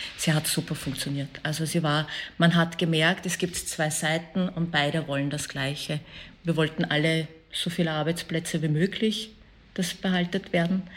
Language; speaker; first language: German; early bilingual, other home language; Persian